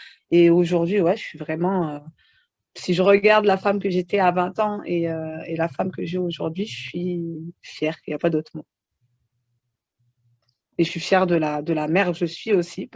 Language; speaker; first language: French; native; French